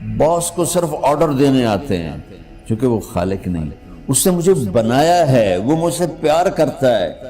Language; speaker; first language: Urdu; non-native, local second language; Punjabi